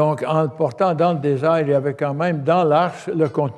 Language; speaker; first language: French; native; French